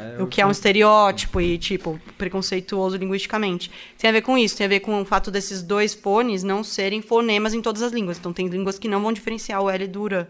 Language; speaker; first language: Portuguese; native; Portuguese